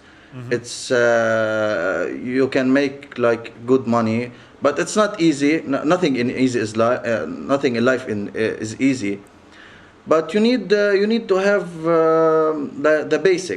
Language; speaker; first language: English; non-native, local second language; Arabic